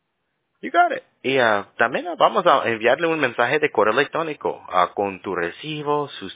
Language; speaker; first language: Spanish; early bilingual, heritage; Spanish